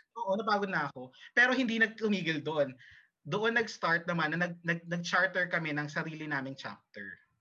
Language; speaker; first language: Filipino; early bilingual, heritage; Filipino